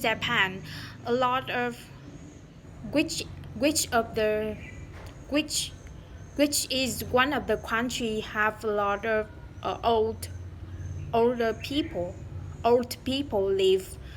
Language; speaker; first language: English; non-native, learner; Vietnamese